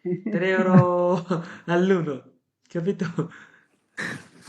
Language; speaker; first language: Italian; non-native, fluent; Bangla